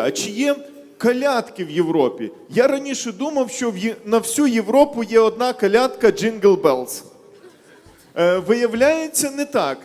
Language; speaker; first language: Ukrainian; native; Ukrainian